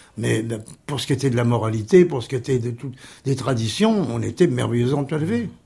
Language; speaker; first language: French; early bilingual, other home language; Armenian